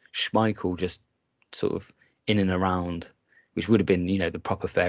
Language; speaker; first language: English; native; English